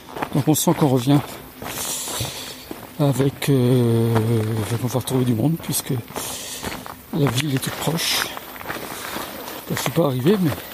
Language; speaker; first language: French; native; French